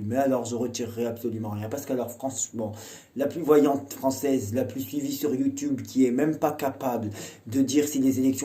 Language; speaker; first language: French; native; French